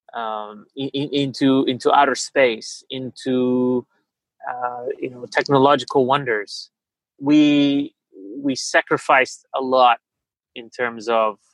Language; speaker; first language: English; early bilingual, other home language; Portuguese